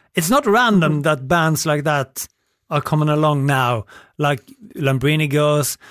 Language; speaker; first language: English; non-native, fluent; Norwegian